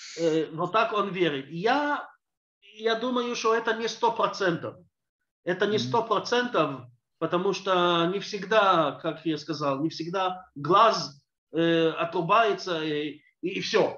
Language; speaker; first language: Russian; early bilingual, heritage; Russian